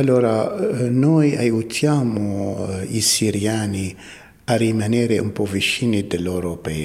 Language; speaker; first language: Italian; non-native, fluent; Arabic